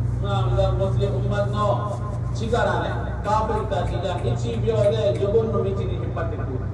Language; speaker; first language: Japanese; non-native, learner; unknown